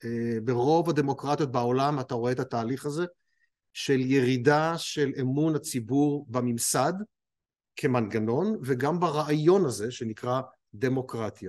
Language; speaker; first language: Hebrew; native; Hebrew